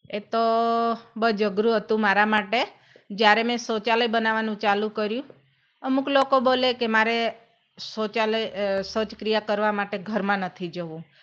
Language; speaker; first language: Gujarati; non-native, local second language; Gamit